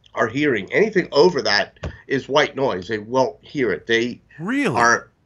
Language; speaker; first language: English; native; English